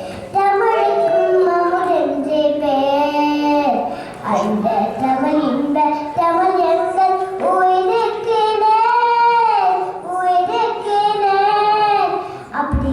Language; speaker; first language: Tamil; early bilingual, heritage; Tamil